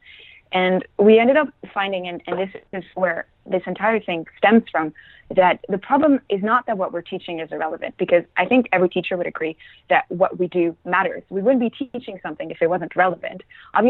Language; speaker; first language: English; non-native, fluent; French